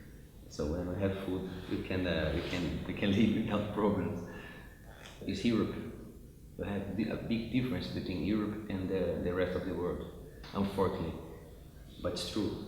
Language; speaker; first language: English; non-native, fluent; Portuguese